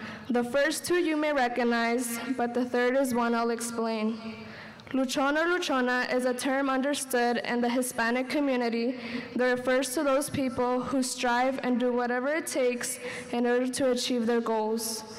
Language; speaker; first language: English; early bilingual, other home language; Spanish